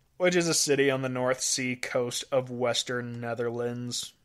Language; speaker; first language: English; native; English